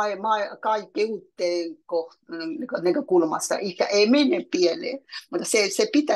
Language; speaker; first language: Finnish; non-native, learner; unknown